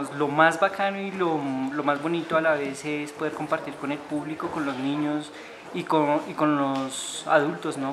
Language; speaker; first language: Spanish; native; Spanish